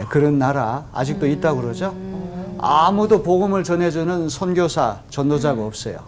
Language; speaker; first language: Korean; native; Korean